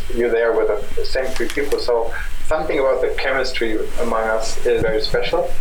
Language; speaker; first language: English; non-native, fluent; German